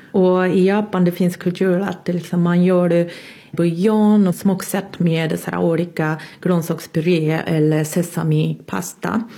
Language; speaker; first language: Swedish; non-native, fluent; Japanese